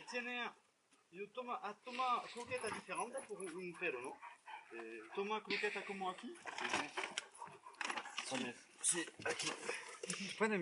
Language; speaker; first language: Spanish; non-native, learner; French